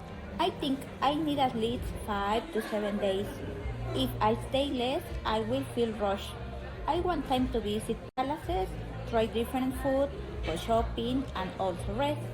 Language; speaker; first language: English; non-native, learner; Spanish